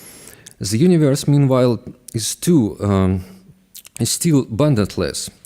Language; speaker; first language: English; non-native, fluent; Russian